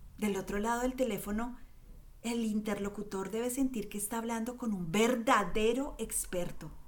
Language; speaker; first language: Spanish; native; Spanish